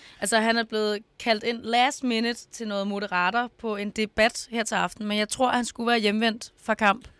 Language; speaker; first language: Danish; native; Danish